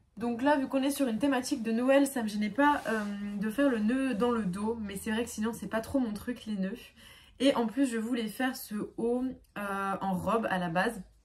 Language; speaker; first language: French; native; French